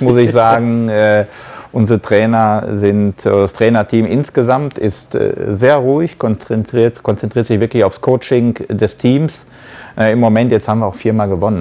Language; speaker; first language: German; native; German